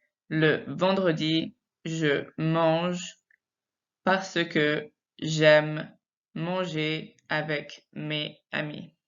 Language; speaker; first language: French; non-native, fluent; English